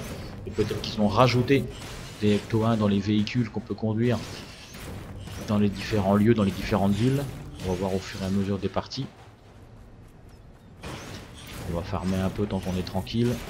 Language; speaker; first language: French; native; French